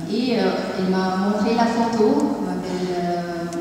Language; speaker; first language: French; non-native, learner; Tamil